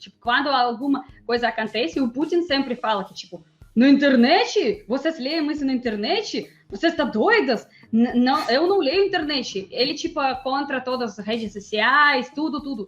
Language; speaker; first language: Portuguese; non-native, fluent; Russian